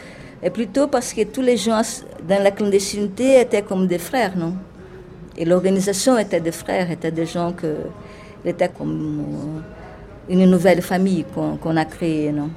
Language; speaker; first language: French; non-native, fluent; Portuguese